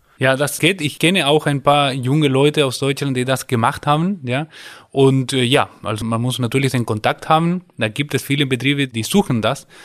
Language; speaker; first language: German; non-native, fluent; Spanish